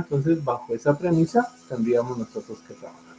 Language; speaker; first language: Spanish; native; Spanish